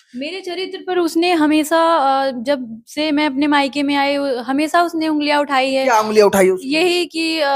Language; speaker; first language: Hindi; native; Hindi